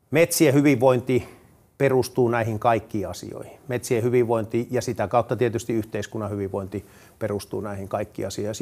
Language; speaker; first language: Finnish; native; Finnish